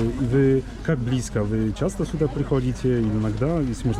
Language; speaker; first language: Russian; non-native, fluent; Polish